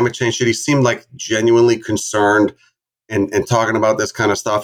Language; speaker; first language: English; native; English